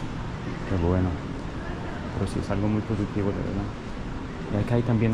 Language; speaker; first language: Spanish; non-native, fluent; German